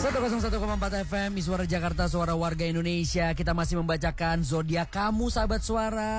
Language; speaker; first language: Indonesian; native; Indonesian